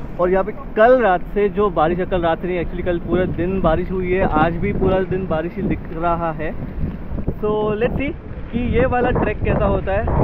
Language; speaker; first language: Hindi; non-native, local second language; Marathi